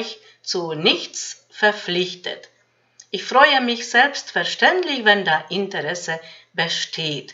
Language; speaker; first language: German; non-native, fluent; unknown